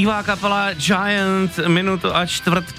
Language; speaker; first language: Czech; native; Czech